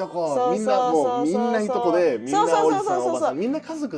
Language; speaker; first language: Japanese; non-native, fluent; Spanish